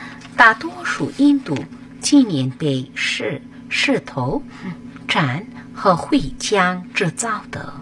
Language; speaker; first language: Chinese; non-native, fluent; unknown